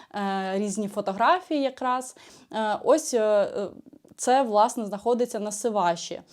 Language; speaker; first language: Ukrainian; native; Ukrainian